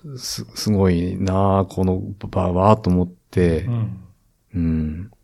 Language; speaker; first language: Japanese; native; Japanese